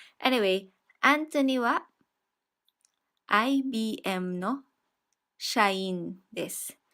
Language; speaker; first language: Japanese; non-native, fluent; Filipino